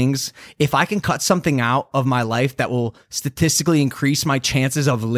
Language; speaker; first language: English; native; English